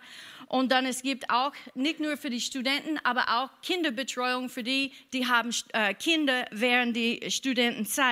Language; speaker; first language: German; non-native, fluent; English